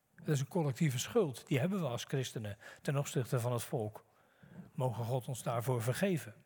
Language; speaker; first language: Dutch; native; Dutch